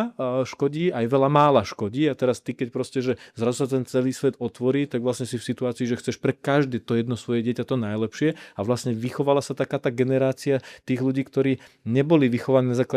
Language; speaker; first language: Slovak; native; Slovak